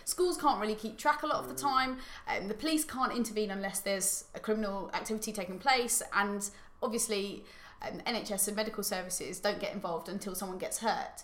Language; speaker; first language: English; native; English